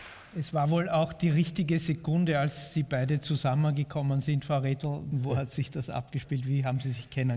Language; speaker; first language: German; native; German